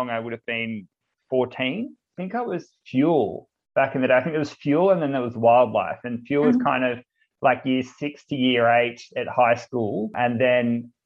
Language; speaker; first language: English; native; English